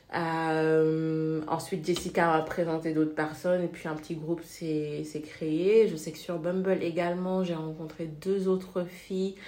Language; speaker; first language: French; non-native, local second language; Wolof